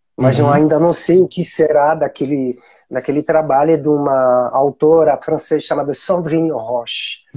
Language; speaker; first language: Portuguese; non-native, fluent; French